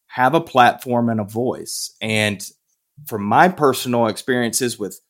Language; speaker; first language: English; native; English